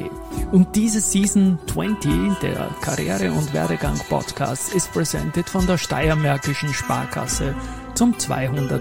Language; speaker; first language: German; native; German